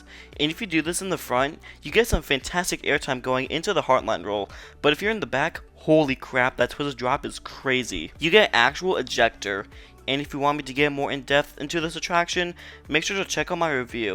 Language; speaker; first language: English; native; English